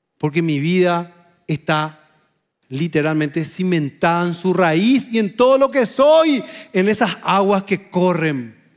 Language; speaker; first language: Spanish; native; Spanish